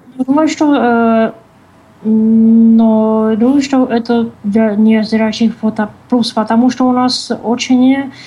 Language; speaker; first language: Russian; non-native, learner; Czech